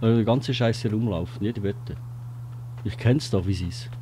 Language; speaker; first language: German; native; German